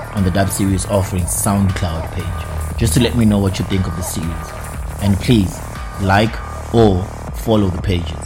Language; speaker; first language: English; non-native, local second language; Zulu